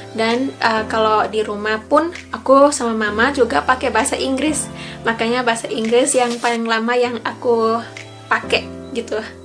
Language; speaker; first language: Indonesian; early bilingual, other home language; English